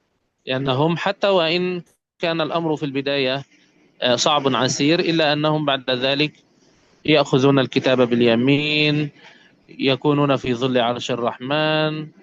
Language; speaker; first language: Arabic; native; Arabic